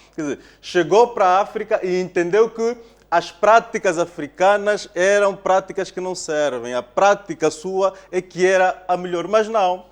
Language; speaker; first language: Portuguese; non-native, local second language; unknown